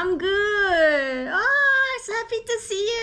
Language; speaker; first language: English; non-native, learner; Korean